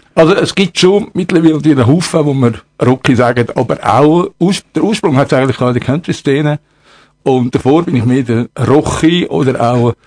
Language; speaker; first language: German; native; German